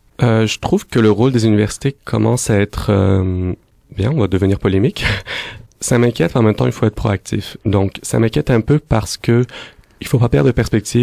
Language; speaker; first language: French; native; French